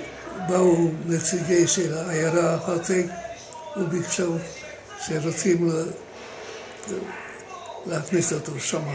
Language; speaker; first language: Hebrew; non-native, fluent; Romanian